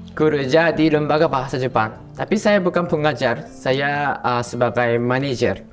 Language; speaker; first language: Indonesian; non-native, fluent; Japanese